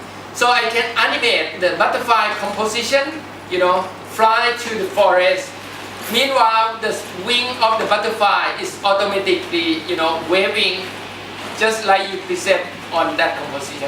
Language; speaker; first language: English; non-native, fluent; Thai